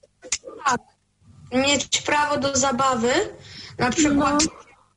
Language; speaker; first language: Polish; early bilingual, heritage; Polish